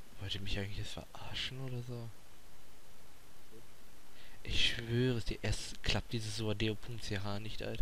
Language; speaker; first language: German; native; German